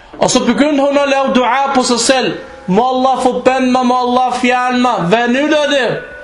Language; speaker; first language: Danish; non-native, fluent; Arabic